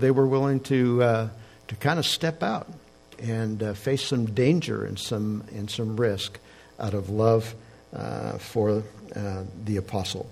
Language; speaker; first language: English; native; English